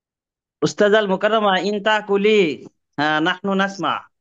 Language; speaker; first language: Arabic; non-native, learner; Bangla